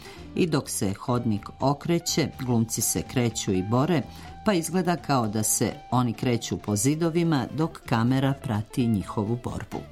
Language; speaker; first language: Croatian; native; Croatian